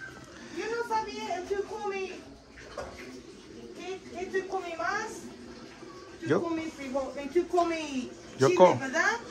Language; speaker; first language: Spanish; non-native, learner; English